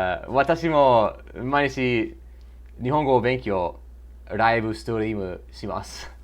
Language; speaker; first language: Japanese; non-native, learner; English